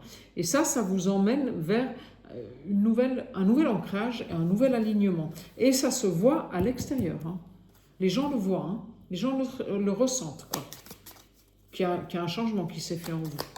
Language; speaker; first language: French; native; French